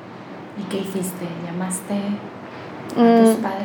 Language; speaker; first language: Spanish; native; Spanish